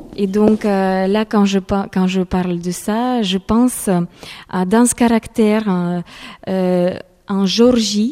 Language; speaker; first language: French; non-native, fluent; Ukrainian